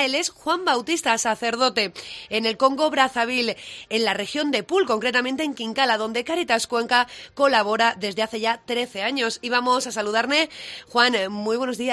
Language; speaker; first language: Spanish; native; Spanish